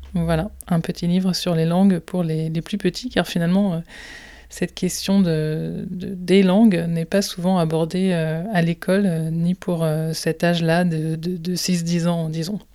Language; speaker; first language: French; native; French